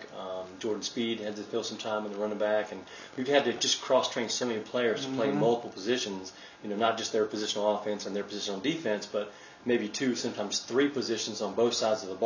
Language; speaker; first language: English; native; English